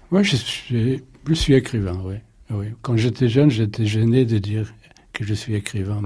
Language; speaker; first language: French; non-native, fluent; German